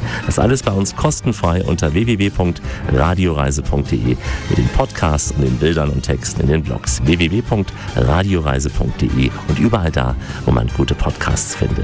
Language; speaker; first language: German; native; German